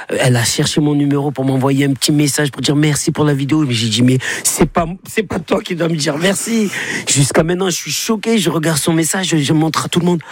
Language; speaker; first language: French; native; French